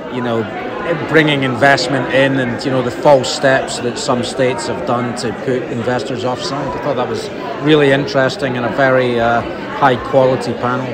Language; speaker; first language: English; non-native, fluent; Portuguese